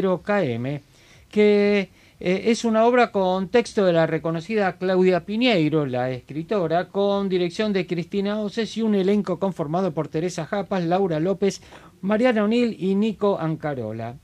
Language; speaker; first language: Spanish; native; Spanish